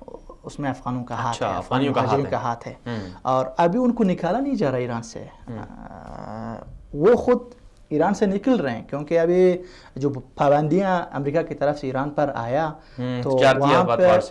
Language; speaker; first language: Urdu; non-native, fluent; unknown